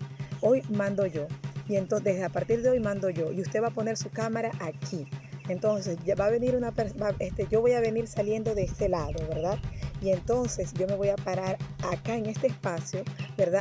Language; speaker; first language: Spanish; non-native, local second language; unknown